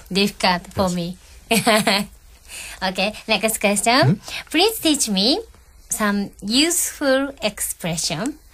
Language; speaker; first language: English; non-native, learner; Japanese